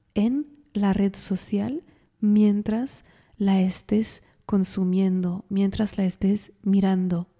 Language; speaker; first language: Spanish; non-native, fluent; French